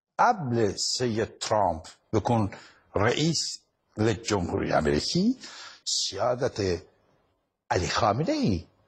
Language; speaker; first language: Arabic; non-native, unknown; Persian